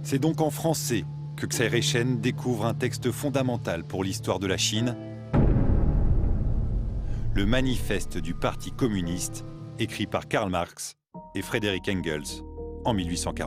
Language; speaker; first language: French; native; French